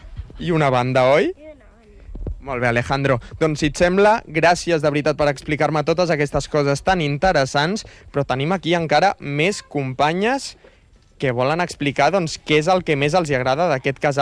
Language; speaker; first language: Catalan; native; Catalan